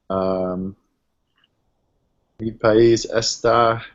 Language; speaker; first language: Spanish; non-native, learner; English